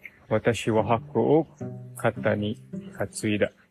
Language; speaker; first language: Japanese; non-native, learner; English